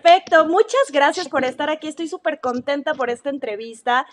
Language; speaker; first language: Spanish; native; Spanish